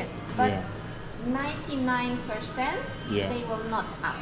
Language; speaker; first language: English; non-native, fluent; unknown